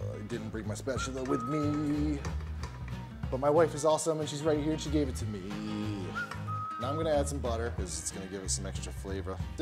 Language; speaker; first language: English; native; English